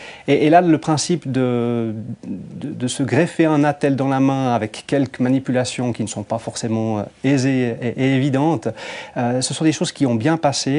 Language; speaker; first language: French; native; French